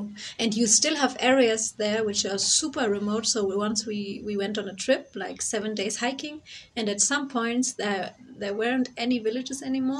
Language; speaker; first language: English; non-native, fluent; German